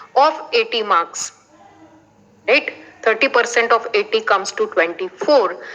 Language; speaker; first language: English; non-native, local second language; Marathi